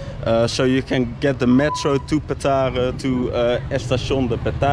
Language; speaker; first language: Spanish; non-native, learner; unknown